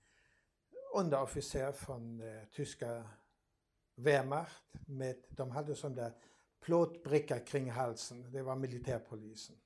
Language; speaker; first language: Swedish; non-native, fluent; German